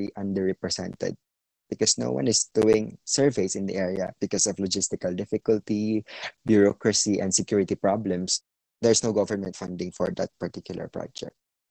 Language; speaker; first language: English; non-native, local second language; Cebuano